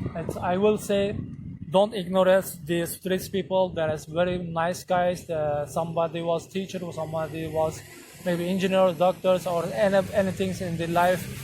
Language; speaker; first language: English; non-native, learner; Turkish